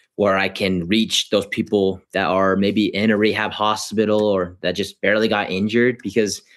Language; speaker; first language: English; native; English